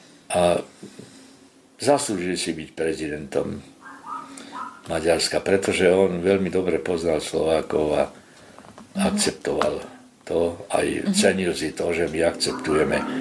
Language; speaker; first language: Slovak; non-native, local second language; Hungarian